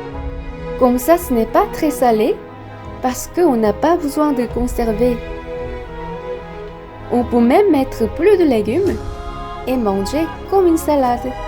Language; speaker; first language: French; non-native, fluent; Korean